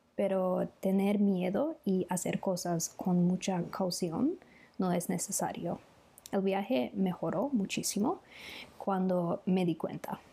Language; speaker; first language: Spanish; non-native, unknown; English